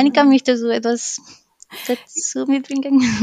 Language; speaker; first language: German; non-native, learner; Spanish